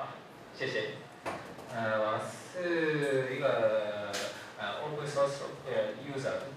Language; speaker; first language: Chinese; non-native, learner; Japanese